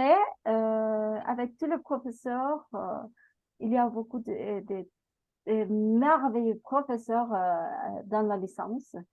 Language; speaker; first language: French; non-native, fluent; Spanish